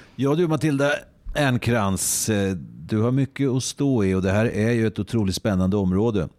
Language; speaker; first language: Swedish; native; Swedish